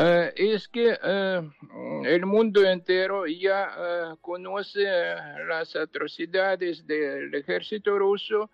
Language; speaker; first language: Spanish; non-native, fluent; Ukrainian